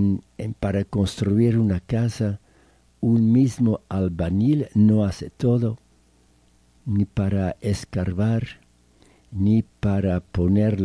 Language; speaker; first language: Spanish; non-native, fluent; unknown